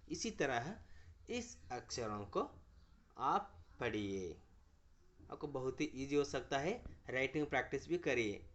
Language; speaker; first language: Hindi; non-native, local second language; Kannada